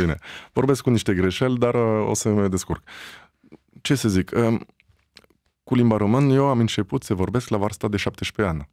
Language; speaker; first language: Romanian; early bilingual, heritage; French